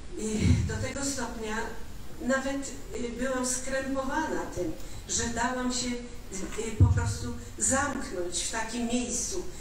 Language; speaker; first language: Polish; early bilingual, other home language; Russian